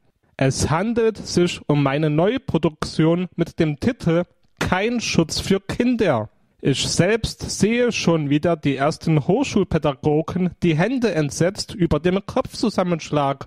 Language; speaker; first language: German; native; German